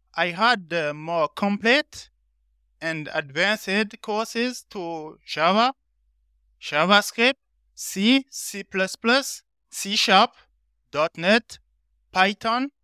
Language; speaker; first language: English; non-native, learner; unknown